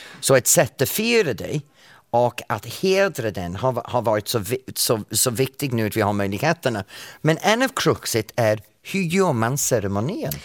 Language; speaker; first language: Swedish; non-native, fluent; English